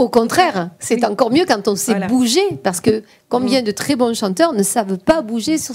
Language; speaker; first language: French; native; French